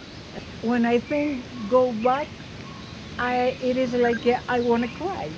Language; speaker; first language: English; non-native, learner; Spanish